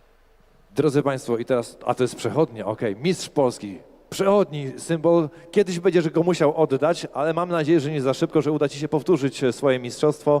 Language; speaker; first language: Polish; native; Polish